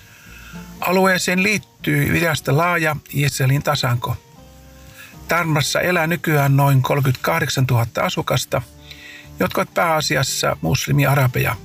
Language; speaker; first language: Finnish; native; Finnish